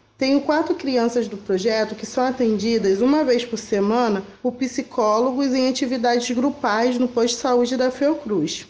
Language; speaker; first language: Portuguese; native; Portuguese